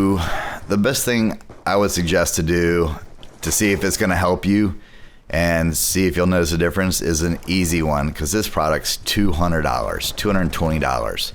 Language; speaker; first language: English; native; English